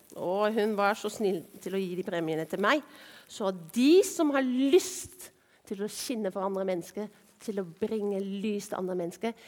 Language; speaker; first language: Norwegian; non-native, fluent; Dutch